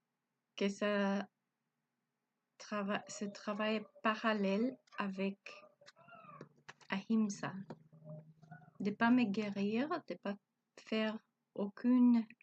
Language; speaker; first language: French; non-native, learner; Spanish